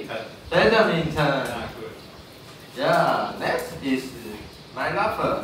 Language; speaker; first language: English; non-native, learner; Chinese